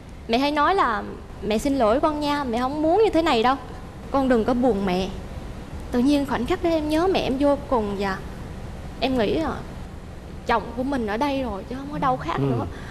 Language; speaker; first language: Vietnamese; native; Vietnamese